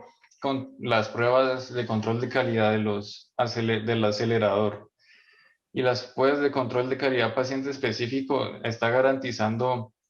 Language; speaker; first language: Spanish; native; Spanish